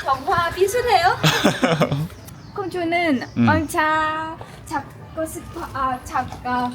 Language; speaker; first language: Korean; non-native, learner; Vietnamese